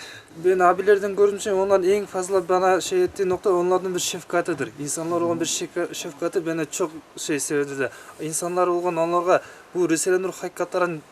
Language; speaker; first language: Turkish; non-native, learner; Kyrgyz